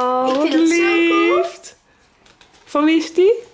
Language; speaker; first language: Dutch; native; Dutch